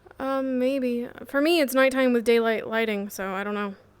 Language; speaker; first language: English; native; English